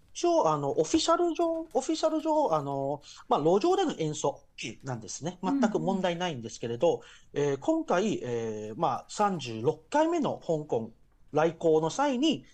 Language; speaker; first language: Japanese; early bilingual, heritage; Japanese